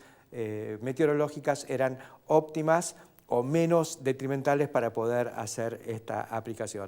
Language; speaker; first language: Spanish; native; Spanish